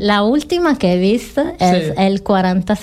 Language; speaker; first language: Catalan; non-native, learner; Italian